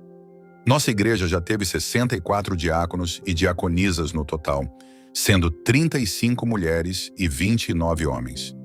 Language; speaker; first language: Portuguese; native; Portuguese